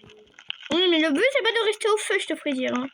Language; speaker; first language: French; native; French